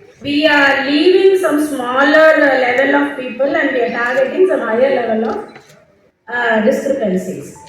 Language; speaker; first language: English; non-native, local second language; Tamil